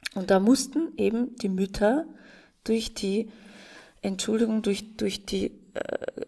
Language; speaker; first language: German; non-native, fluent; Russian